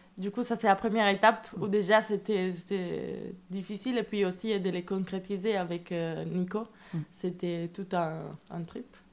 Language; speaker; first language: French; non-native, fluent; Italian